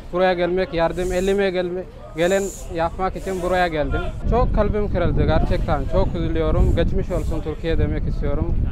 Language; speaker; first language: Turkish; non-native, learner; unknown